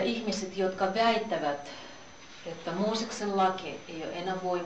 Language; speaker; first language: Finnish; non-native, learner; Russian